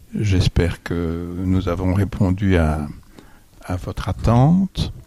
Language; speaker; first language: French; native; French